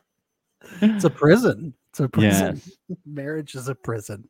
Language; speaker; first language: English; native; English